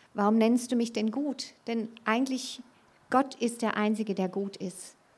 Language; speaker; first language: German; native; German